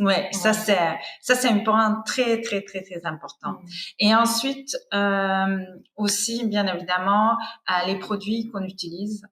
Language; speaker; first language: French; non-native, fluent; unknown